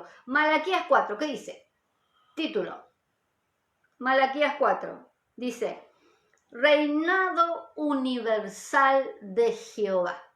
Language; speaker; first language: Spanish; native; Spanish